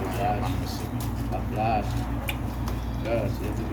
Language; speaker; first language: Indonesian; non-native, local second language; Sundanese